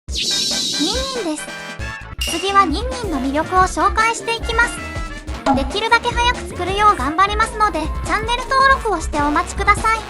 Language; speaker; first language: Japanese; native; Japanese